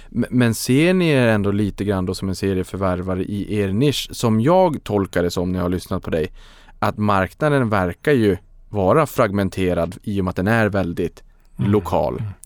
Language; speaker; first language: Swedish; native; Swedish